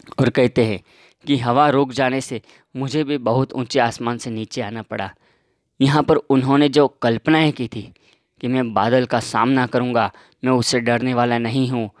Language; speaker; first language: Hindi; non-native, local second language; Gujarati